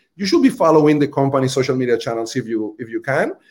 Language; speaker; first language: English; non-native, fluent; Spanish